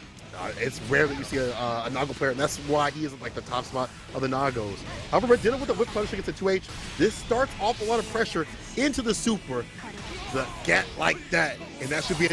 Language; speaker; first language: English; native; English